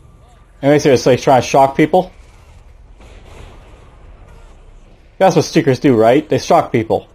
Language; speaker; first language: English; native; English